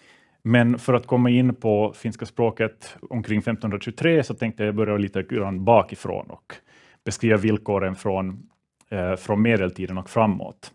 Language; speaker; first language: Swedish; native; Swedish